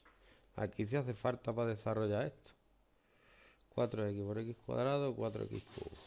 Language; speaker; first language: Spanish; native; Spanish